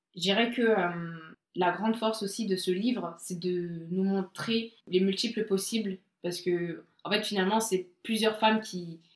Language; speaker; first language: French; native; French